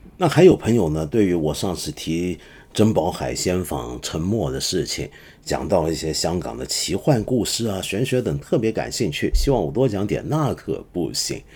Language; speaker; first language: Chinese; non-native, local second language; Cantonese